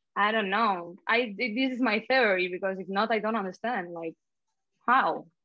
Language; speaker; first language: English; non-native, fluent; Spanish